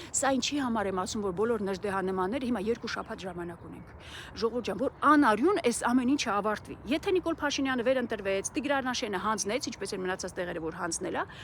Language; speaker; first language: Armenian; native; Armenian